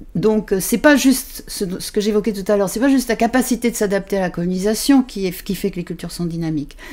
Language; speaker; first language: French; native; French